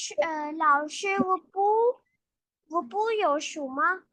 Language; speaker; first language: Chinese; non-native, learner; Hindi